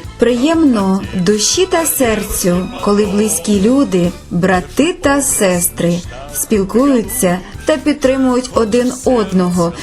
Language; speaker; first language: Ukrainian; native; Ukrainian